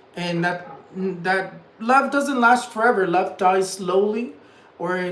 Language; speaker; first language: English; early bilingual, other home language; Spanish